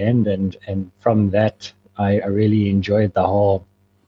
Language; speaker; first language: English; native; English